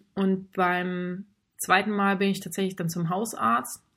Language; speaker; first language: German; native; German